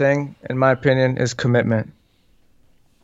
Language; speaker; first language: English; native; English